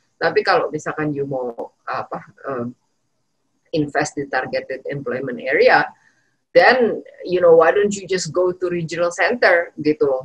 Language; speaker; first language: English; non-native, fluent; Indonesian